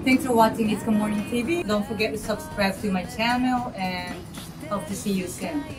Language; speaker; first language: English; non-native, fluent; Japanese